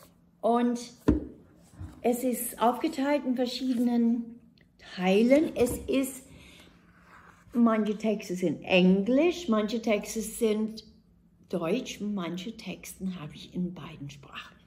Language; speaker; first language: German; non-native, fluent; English